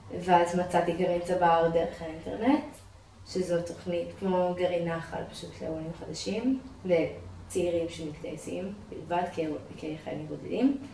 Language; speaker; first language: Hebrew; non-native, fluent; English